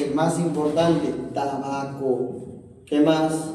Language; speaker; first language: Spanish; native; Spanish